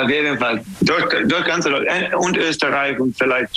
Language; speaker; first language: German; non-native, fluent; English